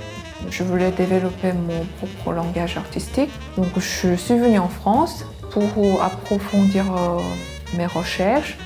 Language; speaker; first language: French; non-native, fluent; Korean